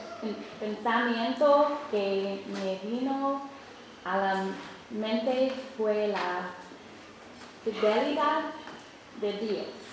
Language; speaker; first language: Spanish; non-native, learner; English